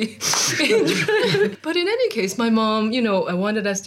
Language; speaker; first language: English; non-native, local second language; Cantonese